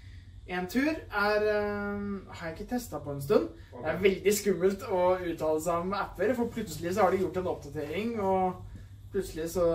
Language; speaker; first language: Norwegian; native; Norwegian